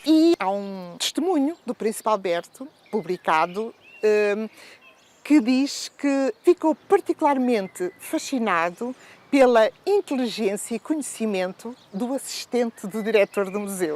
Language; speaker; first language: Portuguese; native; Portuguese